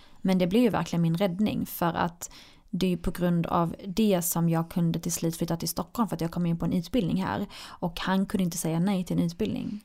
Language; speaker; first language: Swedish; early bilingual, other home language; Arabic